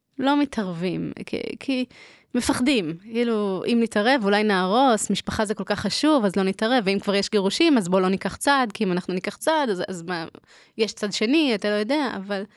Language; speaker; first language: Hebrew; native; Hebrew